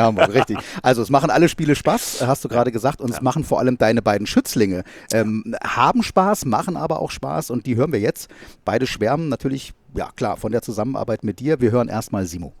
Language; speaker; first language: German; native; German